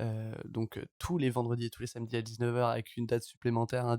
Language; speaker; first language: French; native; French